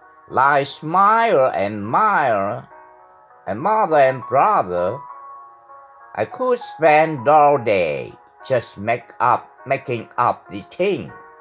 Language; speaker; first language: English; non-native, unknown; Vietnamese